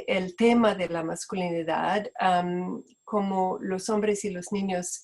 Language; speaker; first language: Spanish; non-native, fluent; Portuguese